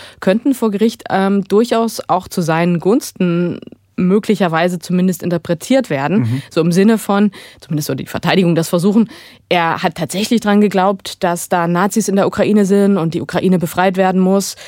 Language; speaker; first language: German; native; German